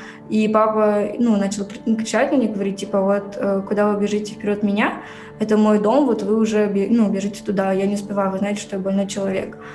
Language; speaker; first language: Russian; native; Russian